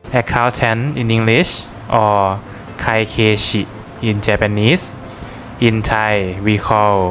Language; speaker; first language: English; non-native, fluent; Thai